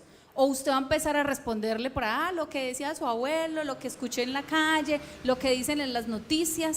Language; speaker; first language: Spanish; native; Spanish